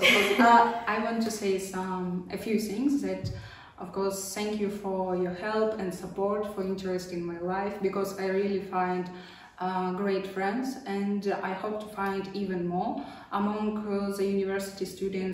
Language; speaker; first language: English; non-native, fluent; Ukrainian